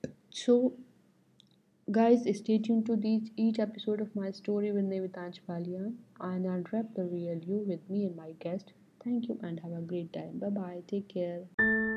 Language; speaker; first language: English; non-native, local second language; Hindi